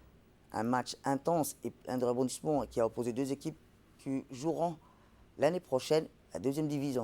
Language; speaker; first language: French; native; French